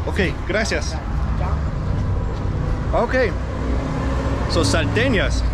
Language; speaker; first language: Spanish; non-native, learner; Danish